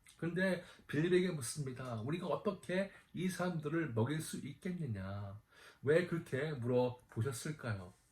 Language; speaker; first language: Korean; native; Korean